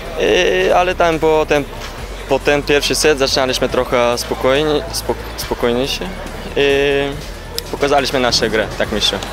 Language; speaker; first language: Polish; non-native, learner; Bulgarian